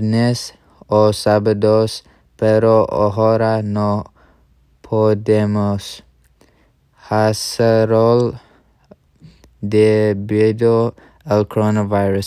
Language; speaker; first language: Spanish; non-native, learner; English